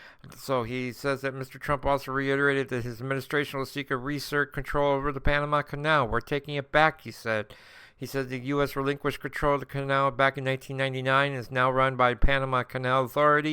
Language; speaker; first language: English; native; English